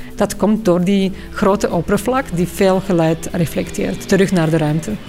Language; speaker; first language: Dutch; non-native, fluent; Slovak